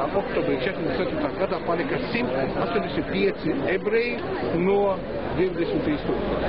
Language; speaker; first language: Latvian; non-native, learner; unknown